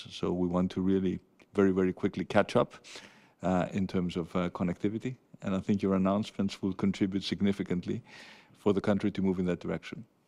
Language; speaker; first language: English; non-native, fluent; Greek